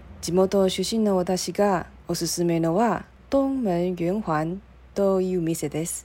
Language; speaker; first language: Japanese; non-native, learner; Chinese